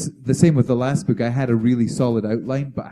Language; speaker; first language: English; native; English